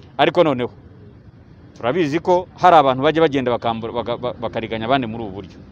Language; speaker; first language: Kinyarwanda; native; Kinyarwanda